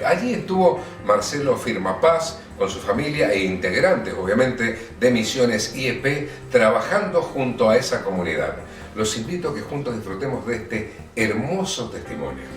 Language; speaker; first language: Spanish; native; Spanish